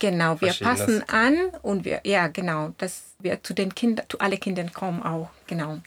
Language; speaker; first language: German; non-native, fluent; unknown